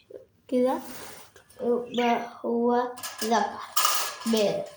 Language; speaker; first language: Arabic; native; Arabic